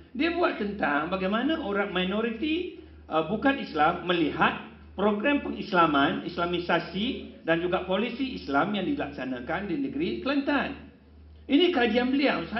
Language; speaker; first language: Malay; non-native, local second language; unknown